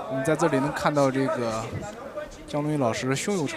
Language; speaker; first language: Chinese; native; Chinese